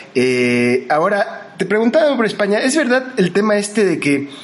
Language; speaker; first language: Spanish; native; Spanish